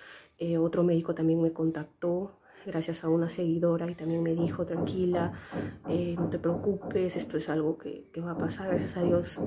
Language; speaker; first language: Spanish; native; Spanish